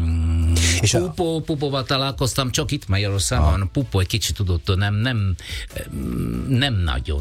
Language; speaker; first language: Hungarian; non-native, learner; Italian